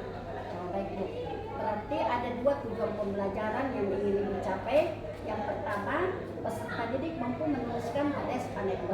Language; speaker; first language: Indonesian; native; Indonesian